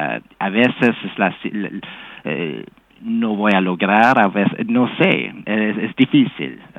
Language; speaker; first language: Spanish; non-native, fluent; English